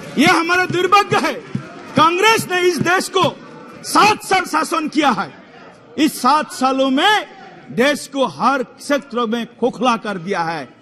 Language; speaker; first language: Hindi; non-native, local second language; Assamese